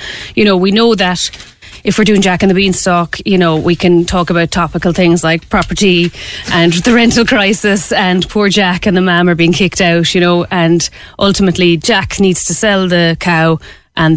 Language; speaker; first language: English; native; English